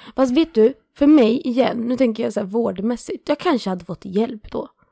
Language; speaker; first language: Swedish; native; Swedish